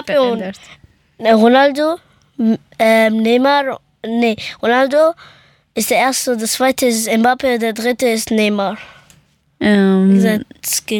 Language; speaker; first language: German; early bilingual, other home language; Persian